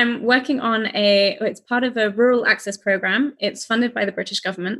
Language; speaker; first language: English; native; English